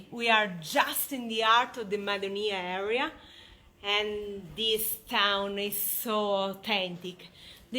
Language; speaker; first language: English; non-native, fluent; Italian